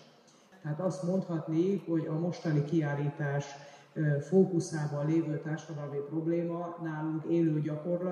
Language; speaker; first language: Hungarian; native; Hungarian